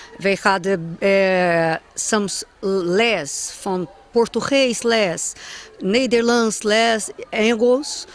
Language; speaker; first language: Dutch; non-native, learner; Portuguese